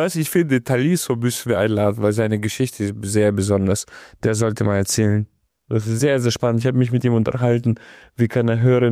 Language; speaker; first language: German; native; German